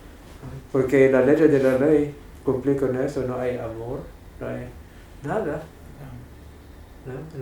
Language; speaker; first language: Spanish; non-native, fluent; English